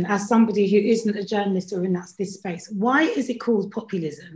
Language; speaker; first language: English; native; English